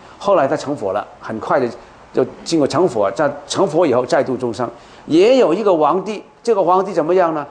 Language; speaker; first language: Chinese; non-native, local second language; Cantonese